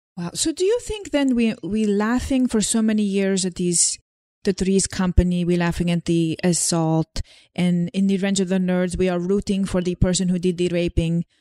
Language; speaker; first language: English; non-native, fluent; Slovenian